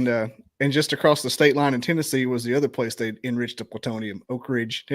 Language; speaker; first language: English; native; English